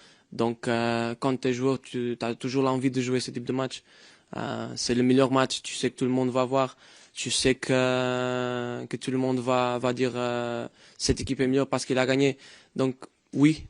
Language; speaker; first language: French; non-native, fluent; Portuguese